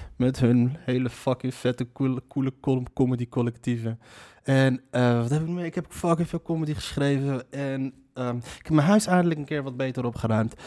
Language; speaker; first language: Dutch; early bilingual, other home language; Riffian